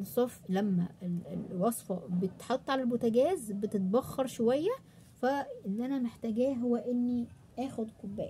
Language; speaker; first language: Arabic; native; Arabic